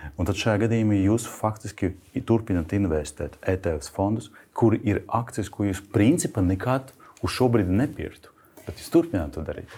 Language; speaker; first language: Latvian; non-native, local second language; Russian